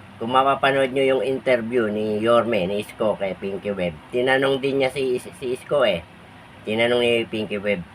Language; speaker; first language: Filipino; native; Filipino